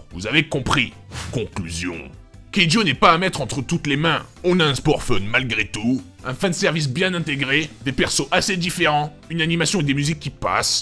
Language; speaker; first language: French; native; French